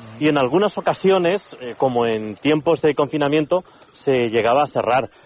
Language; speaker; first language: Spanish; native; Spanish